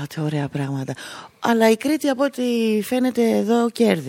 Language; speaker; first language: Greek; native; Greek